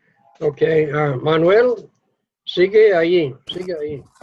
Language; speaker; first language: Spanish; non-native, fluent; English